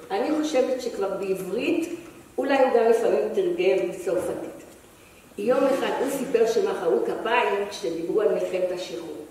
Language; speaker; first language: Hebrew; native; Hebrew